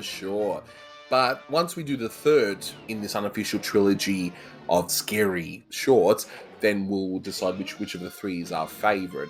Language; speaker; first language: English; native; English